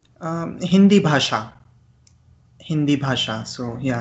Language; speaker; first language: German; non-native, learner; Marathi